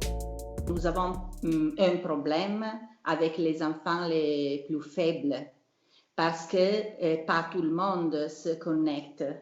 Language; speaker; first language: French; non-native, learner; Italian